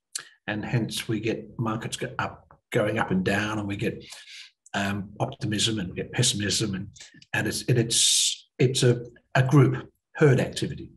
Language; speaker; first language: English; native; English